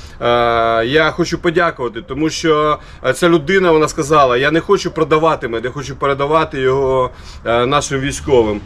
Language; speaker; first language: Ukrainian; non-native, local second language; Russian